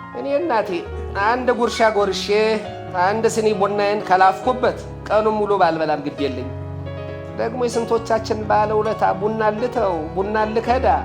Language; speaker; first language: Amharic; native; Amharic